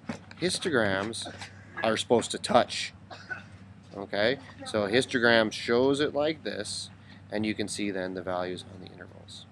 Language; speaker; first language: English; native; English